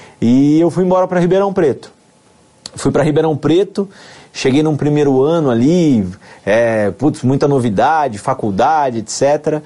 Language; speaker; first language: Portuguese; native; Portuguese